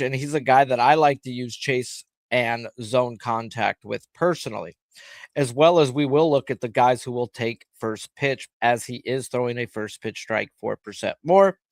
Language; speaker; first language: English; native; English